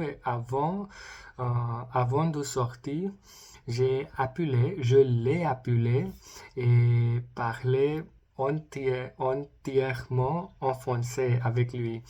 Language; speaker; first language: French; non-native, learner; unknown